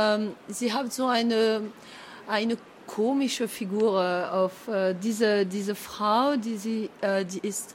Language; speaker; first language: German; non-native, fluent; French